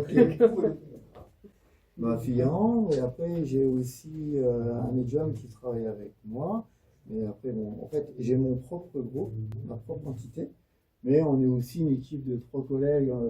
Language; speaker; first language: French; native; French